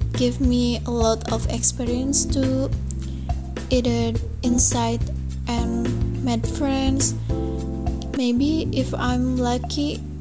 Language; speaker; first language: English; non-native, learner; Indonesian